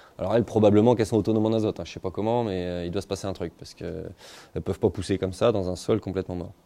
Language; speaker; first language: French; native; French